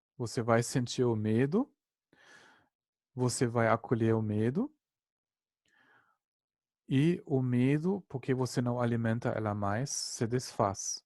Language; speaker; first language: Portuguese; non-native, fluent; German